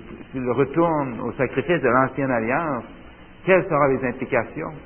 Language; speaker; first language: French; native; French